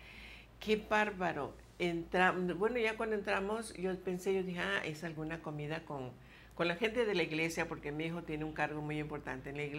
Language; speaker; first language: Spanish; native; Spanish